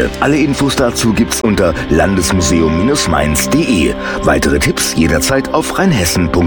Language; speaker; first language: German; native; German